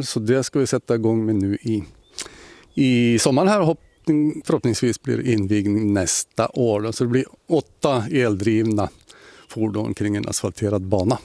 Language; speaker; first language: Swedish; native; Swedish